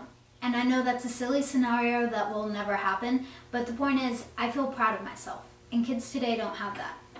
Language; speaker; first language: English; native; English